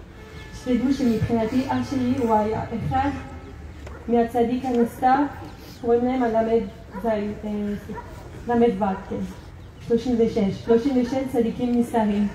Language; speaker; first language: Hebrew; non-native, fluent; French